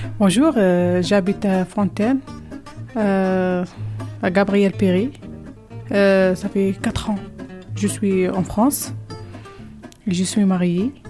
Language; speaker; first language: French; non-native, learner; Arabic